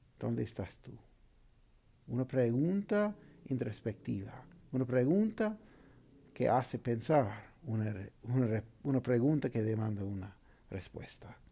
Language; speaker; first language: Spanish; non-native, fluent; English